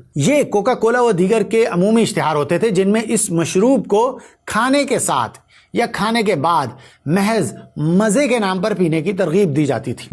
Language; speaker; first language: Urdu; native; Urdu